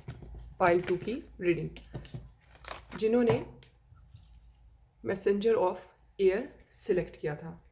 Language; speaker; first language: Hindi; native; Hindi